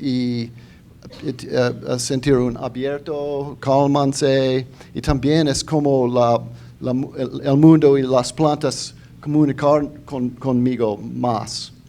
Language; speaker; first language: Spanish; non-native, fluent; English